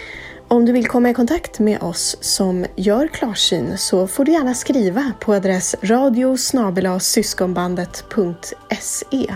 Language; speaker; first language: Swedish; native; Swedish